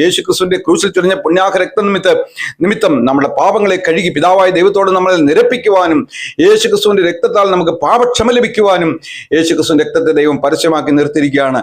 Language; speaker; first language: Malayalam; native; Malayalam